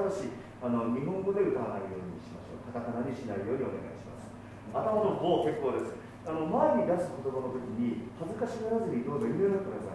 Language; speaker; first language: Japanese; native; Japanese